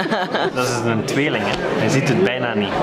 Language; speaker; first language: Dutch; native; Dutch